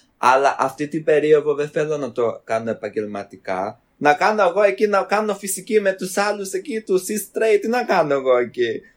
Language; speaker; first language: Greek; early bilingual, other home language; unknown